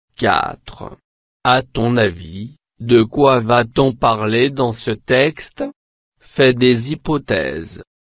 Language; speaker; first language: French; non-native, local second language; Arabic